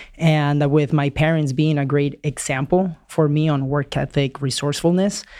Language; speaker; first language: English; early bilingual, other home language; Spanish